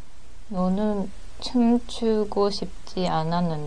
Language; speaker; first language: Korean; non-native, learner; Japanese